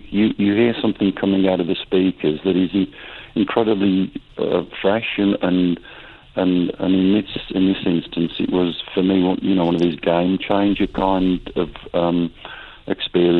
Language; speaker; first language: English; native; English